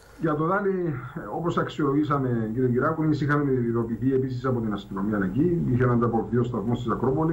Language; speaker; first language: Greek; native; Greek